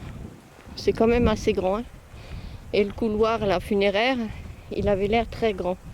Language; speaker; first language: French; native; French